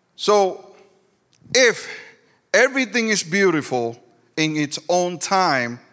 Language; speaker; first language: English; non-native, fluent; Spanish